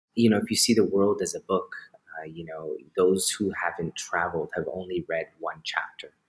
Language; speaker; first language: English; native; English